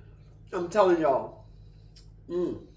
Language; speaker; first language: English; native; English